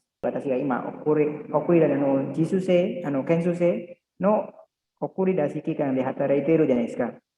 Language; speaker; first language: Japanese; non-native, learner; Indonesian